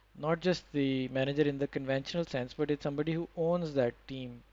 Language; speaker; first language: English; non-native, local second language; Urdu